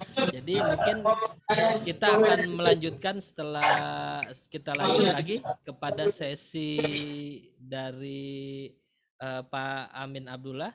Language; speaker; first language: Indonesian; native; Indonesian